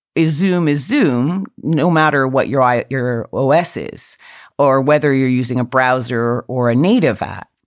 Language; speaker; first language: English; native; English